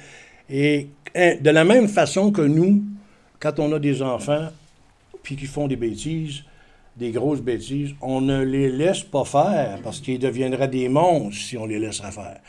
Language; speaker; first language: French; native; French